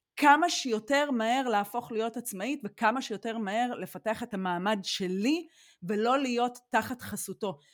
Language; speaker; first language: Hebrew; native; Hebrew